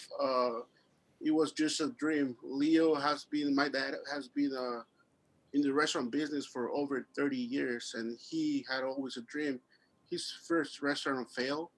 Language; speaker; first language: English; early bilingual, other home language; Spanish